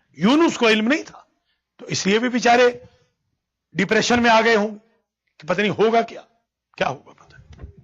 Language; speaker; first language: Urdu; native; Urdu